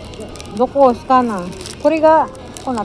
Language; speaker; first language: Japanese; non-native, learner; Filipino